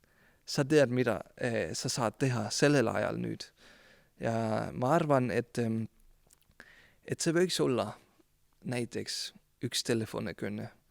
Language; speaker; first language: Estonian; non-native, fluent; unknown